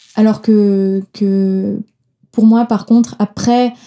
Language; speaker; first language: French; non-native, fluent; Danish